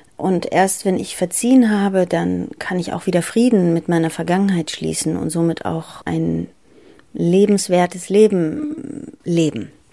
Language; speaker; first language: German; early bilingual, other home language; Greek